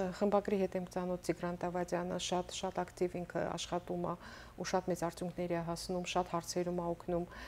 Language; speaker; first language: Armenian; native; Armenian